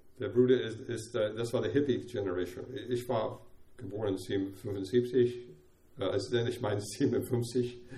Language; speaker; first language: German; non-native, fluent; English